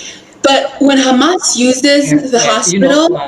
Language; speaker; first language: English; non-native, fluent; Hebrew